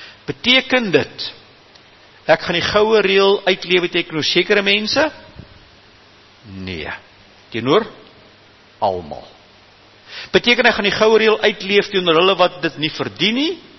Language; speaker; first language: Afrikaans; native; Afrikaans